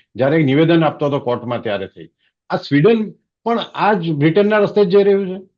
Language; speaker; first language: Gujarati; native; Gujarati